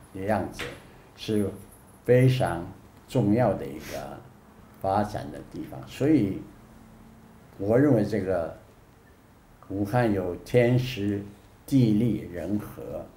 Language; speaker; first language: Chinese; native; Chinese